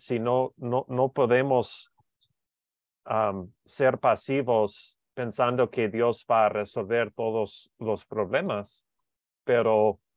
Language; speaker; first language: Spanish; non-native, learner; English